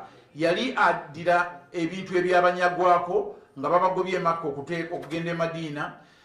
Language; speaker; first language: English; non-native, local second language; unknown